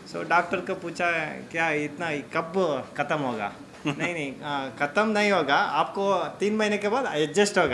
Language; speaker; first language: Hindi; non-native, local second language; Kannada